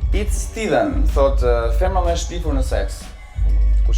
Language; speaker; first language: Albanian; native; Albanian